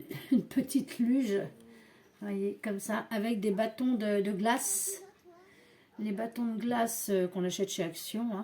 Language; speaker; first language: French; native; French